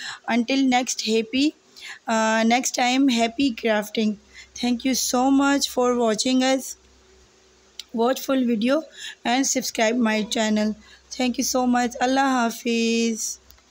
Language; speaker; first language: English; non-native, local second language; Urdu